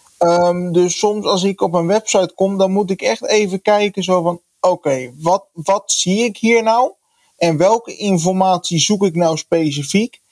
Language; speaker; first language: Dutch; native; Dutch